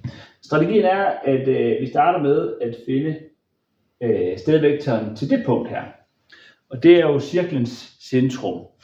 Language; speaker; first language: Danish; native; Danish